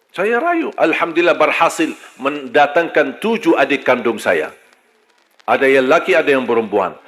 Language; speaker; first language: Malay; non-native, fluent; Arabic